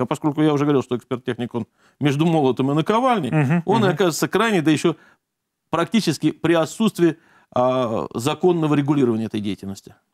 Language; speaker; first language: Russian; native; Russian